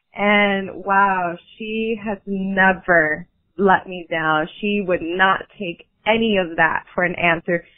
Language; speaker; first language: English; native; English